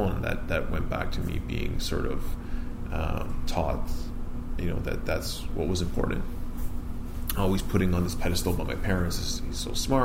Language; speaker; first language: English; native; English